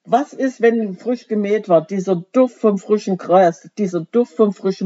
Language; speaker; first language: German; native; German